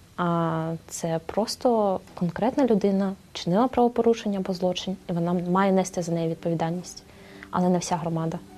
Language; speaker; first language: Ukrainian; non-native, local second language; Romany